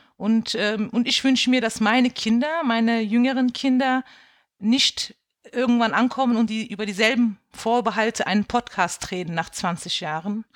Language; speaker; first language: German; early bilingual, other home language; Kurdish